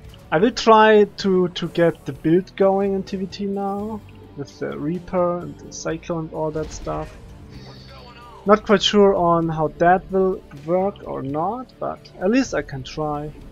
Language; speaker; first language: English; non-native, fluent; German